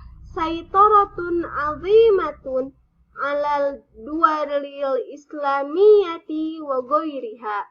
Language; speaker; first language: Arabic; non-native, fluent; Indonesian